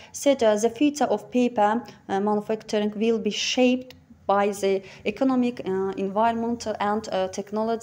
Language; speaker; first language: English; non-native, fluent; Azerbaijani